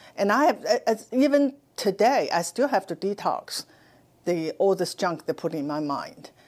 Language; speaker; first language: English; non-native, fluent; Chinese